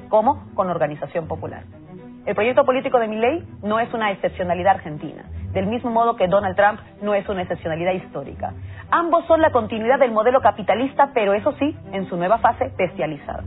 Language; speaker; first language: Spanish; native; Spanish